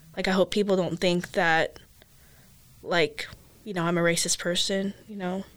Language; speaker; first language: English; early bilingual, other home language; Filipino